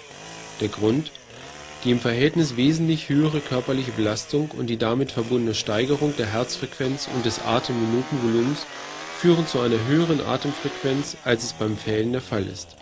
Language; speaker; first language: German; native; German